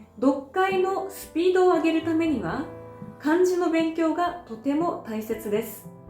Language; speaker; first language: Japanese; native; Japanese